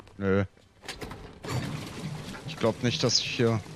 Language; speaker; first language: German; native; German